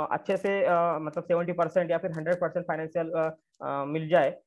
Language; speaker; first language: Hindi; non-native, local second language; Marathi